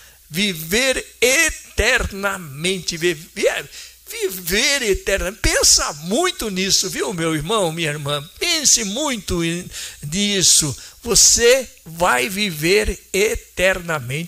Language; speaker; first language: Portuguese; native; Portuguese